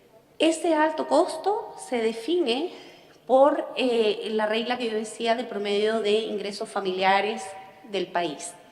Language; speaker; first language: Spanish; native; Spanish